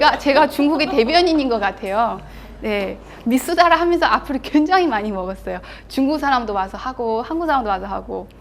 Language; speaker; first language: Korean; non-native, fluent; Chinese